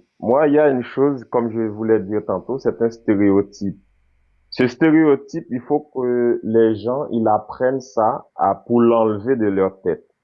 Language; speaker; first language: French; non-native, local second language; Haitian Creole